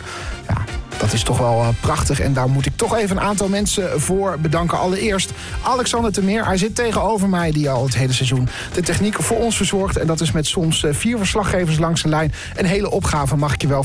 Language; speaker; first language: Dutch; native; Dutch